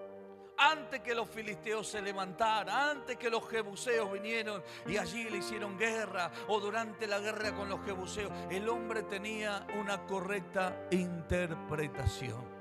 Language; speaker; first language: Spanish; native; Spanish